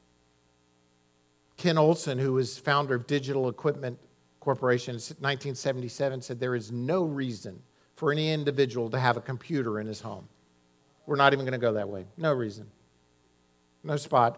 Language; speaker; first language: English; native; English